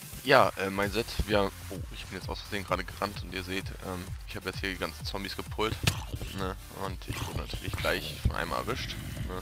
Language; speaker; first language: German; native; German